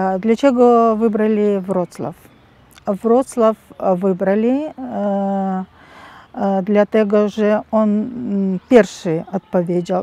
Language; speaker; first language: Polish; non-native, learner; Russian